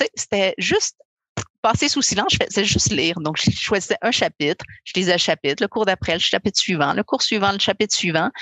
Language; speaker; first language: French; early bilingual, other home language; Spanish